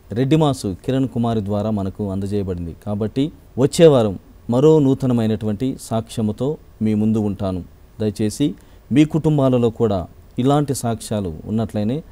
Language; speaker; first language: Telugu; native; Telugu